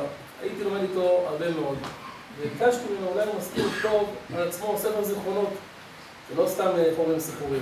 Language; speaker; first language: Hebrew; native; Hebrew